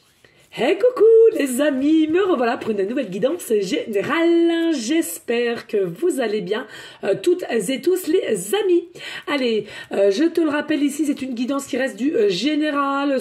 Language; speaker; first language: French; native; French